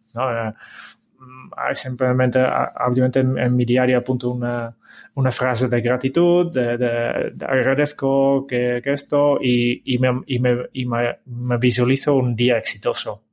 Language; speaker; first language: Spanish; non-native, fluent; Dutch